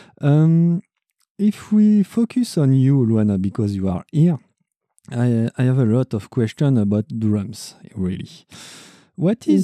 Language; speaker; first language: English; non-native, learner; French